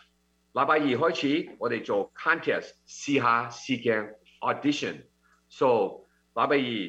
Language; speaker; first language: Cantonese; early bilingual, heritage; Cantonese